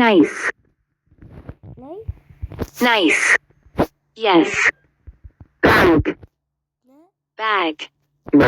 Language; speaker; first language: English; non-native, learner; Turkish